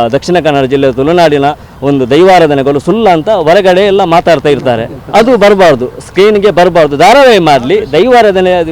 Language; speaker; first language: Kannada; non-native, local second language; Tulu